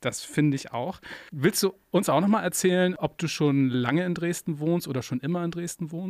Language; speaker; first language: German; native; German